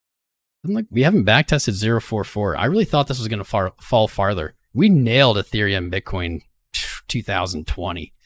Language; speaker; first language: English; native; English